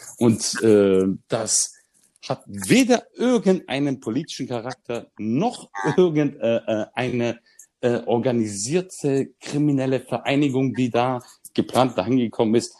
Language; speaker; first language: German; early bilingual, other home language; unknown